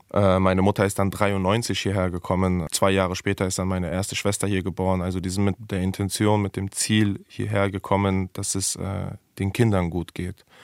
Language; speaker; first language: German; early bilingual, other home language; Persian